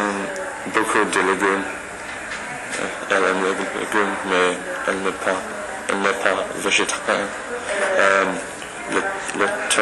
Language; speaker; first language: French; non-native, learner; English